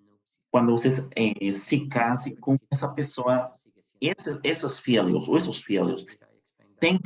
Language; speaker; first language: Portuguese; non-native, fluent; Spanish